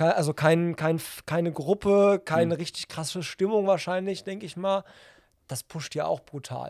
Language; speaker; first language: German; native; German